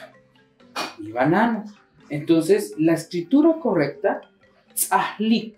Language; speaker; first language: Spanish; non-native, local second language; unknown